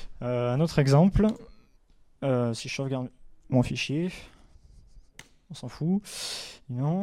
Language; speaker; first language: French; native; French